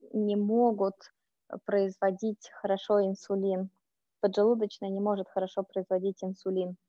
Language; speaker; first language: Russian; native; Russian